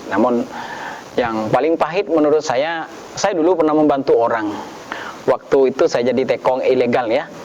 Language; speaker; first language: Indonesian; non-native, local second language; Madurese